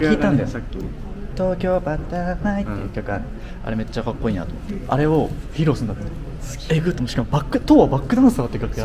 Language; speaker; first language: Japanese; native; Japanese